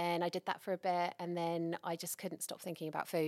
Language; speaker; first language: English; native; English